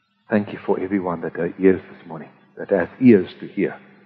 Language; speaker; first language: English; non-native, local second language; Afrikaans